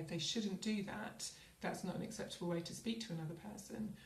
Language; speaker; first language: English; native; English